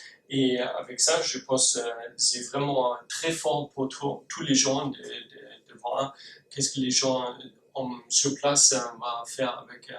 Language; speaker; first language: French; non-native, learner; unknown